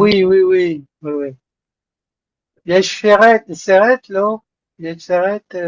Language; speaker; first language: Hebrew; non-native, learner; French